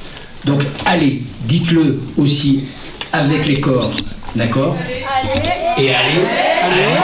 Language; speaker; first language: French; native; French